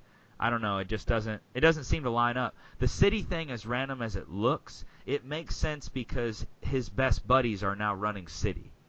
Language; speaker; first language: English; native; English